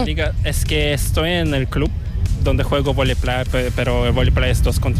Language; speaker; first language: Spanish; non-native, learner; Korean